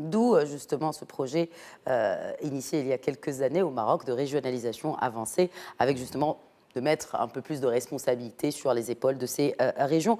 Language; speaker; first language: French; non-native, local second language; Arabic